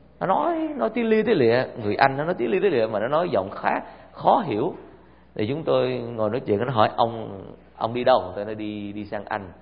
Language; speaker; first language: Vietnamese; native; Vietnamese